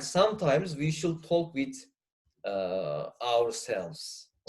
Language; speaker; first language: English; non-native, fluent; Turkish